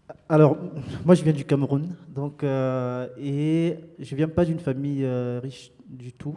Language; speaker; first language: French; native; French